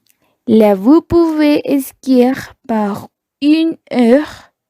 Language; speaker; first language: French; non-native, learner; Spanish